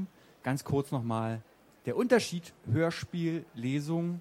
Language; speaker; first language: German; native; German